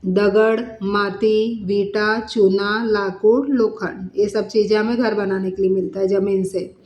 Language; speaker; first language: Hindi; non-native, local second language; Marathi